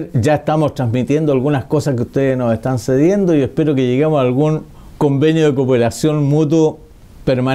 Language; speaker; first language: Spanish; native; Spanish